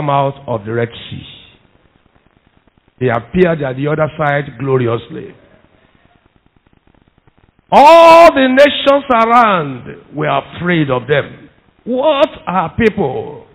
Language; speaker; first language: English; non-native, local second language; Yoruba